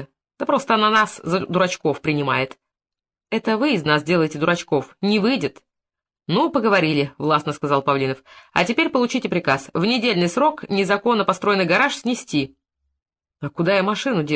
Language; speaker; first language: Russian; native; Russian